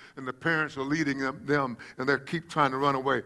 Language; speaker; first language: English; native; English